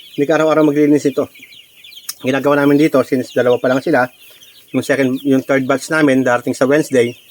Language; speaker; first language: Filipino; native; Filipino